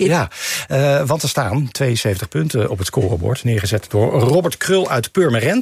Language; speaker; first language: Dutch; native; Dutch